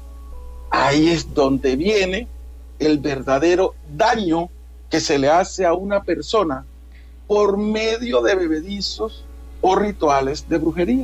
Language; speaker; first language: Spanish; native; Spanish